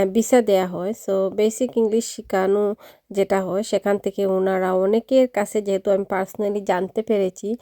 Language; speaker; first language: Bangla; non-native, local second language; Sylheti